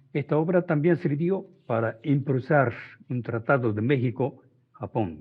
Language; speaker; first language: Spanish; non-native, fluent; Japanese